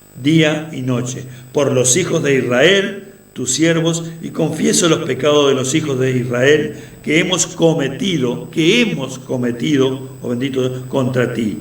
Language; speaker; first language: Spanish; native; Spanish